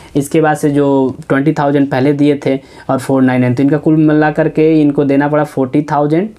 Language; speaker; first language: Hindi; native; Hindi